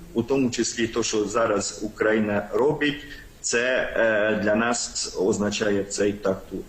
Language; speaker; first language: Ukrainian; non-native, local second language; Hungarian